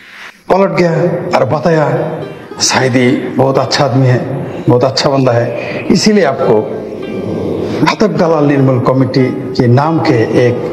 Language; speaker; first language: Hindi; non-native, fluent; Bangla